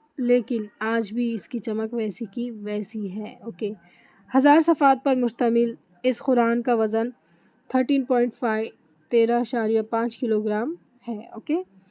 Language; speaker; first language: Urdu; native; Urdu